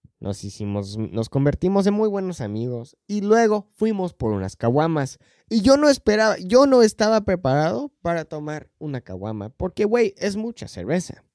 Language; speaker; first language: Spanish; non-native, fluent; English